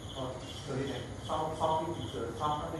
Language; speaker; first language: Vietnamese; native; Vietnamese